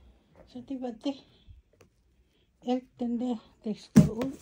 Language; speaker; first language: Danish; non-native, learner; Filipino